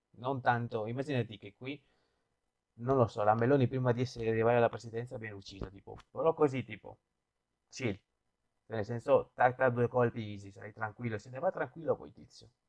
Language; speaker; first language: Italian; non-native, fluent; Spanish